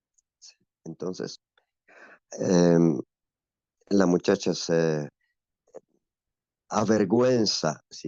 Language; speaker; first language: Spanish; non-native, fluent; Polish